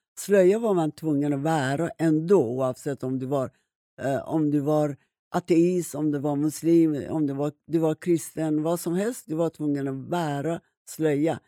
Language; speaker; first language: Swedish; non-native, fluent; Persian